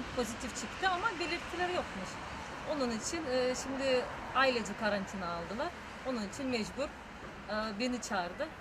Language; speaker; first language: Turkish; non-native, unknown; Russian